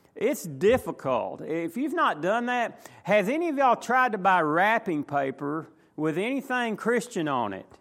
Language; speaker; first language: English; native; English